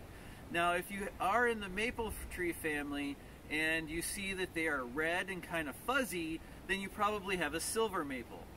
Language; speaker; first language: English; native; English